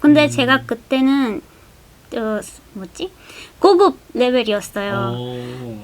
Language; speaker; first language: Korean; non-native, fluent; Spanish